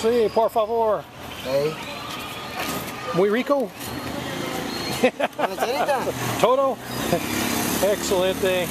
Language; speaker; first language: Spanish; non-native, learner; English